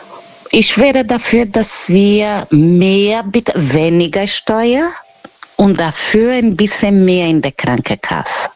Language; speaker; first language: German; non-native, fluent; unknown